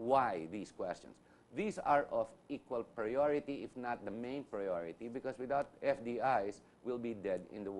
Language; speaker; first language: English; non-native, local second language; Filipino